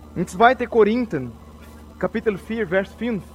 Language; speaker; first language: German; non-native, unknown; Portuguese